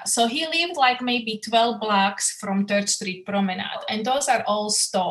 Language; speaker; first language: English; non-native, fluent; Slovak